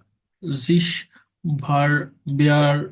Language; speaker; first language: German; non-native, learner; Bangla